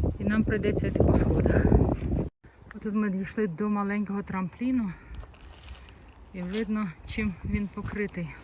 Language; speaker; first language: Ukrainian; native; Ukrainian